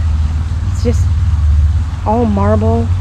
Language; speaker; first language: English; native; English